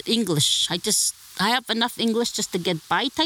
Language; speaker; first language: English; non-native, fluent; Cree